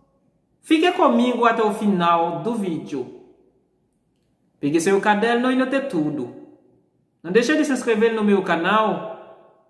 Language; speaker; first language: Portuguese; non-native, fluent; Haitian Creole